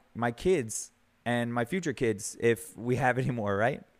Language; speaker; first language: English; early bilingual, other home language; Spanish